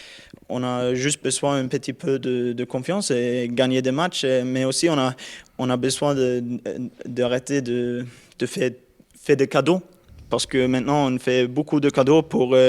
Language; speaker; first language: French; non-native, learner; Norwegian